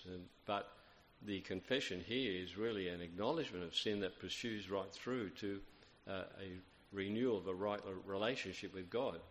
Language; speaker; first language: English; native; English